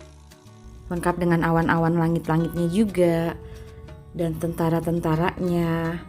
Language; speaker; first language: Indonesian; native; Indonesian